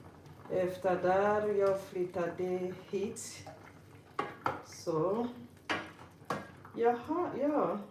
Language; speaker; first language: Swedish; non-native, learner; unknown